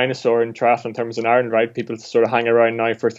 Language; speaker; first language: English; native; English